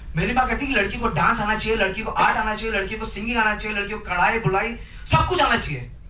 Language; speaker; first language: Hindi; non-native, local second language; Bangla